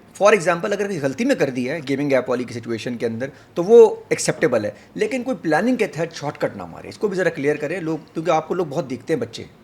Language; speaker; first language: Urdu; native; Urdu